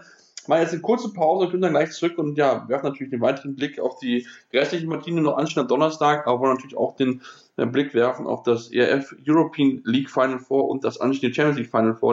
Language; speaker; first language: German; native; German